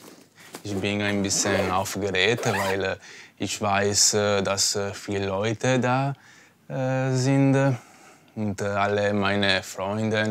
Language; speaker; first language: German; non-native, learner; Italian